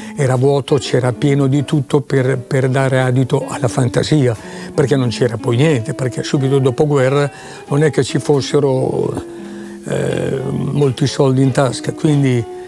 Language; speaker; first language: Italian; native; Italian